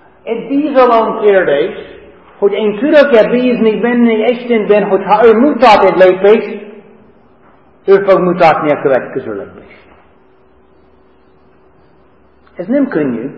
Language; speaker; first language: Hungarian; non-native, learner; English